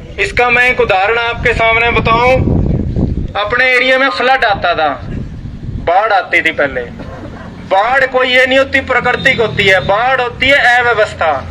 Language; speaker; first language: Hindi; native; Hindi